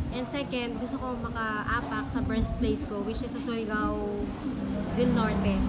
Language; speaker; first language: Filipino; native; Filipino